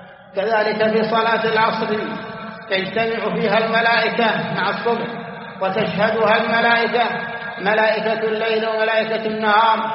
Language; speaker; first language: Arabic; native; Arabic